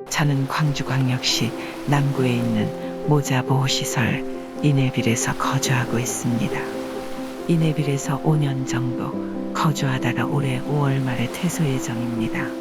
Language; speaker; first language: Korean; non-native, fluent; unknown